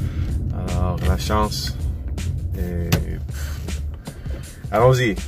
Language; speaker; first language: French; non-native, learner; English